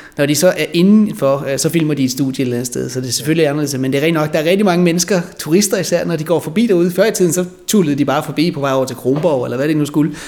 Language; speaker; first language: Danish; native; Danish